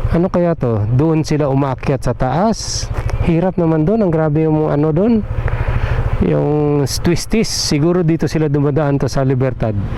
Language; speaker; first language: Filipino; non-native, local second language; Aklanon